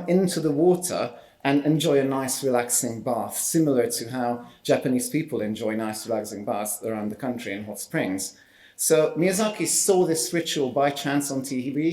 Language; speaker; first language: English; non-native, fluent; Hungarian